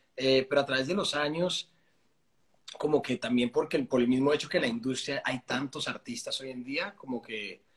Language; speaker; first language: Spanish; native; Spanish